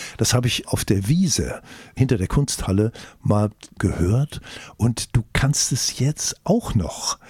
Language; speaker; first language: German; native; German